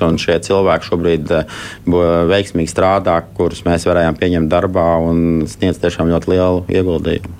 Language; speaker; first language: Latvian; native; Latvian